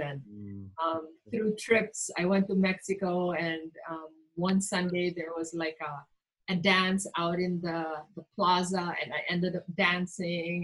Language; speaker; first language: English; non-native, local second language; Cebuano